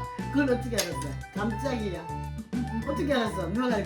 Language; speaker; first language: Korean; native; Korean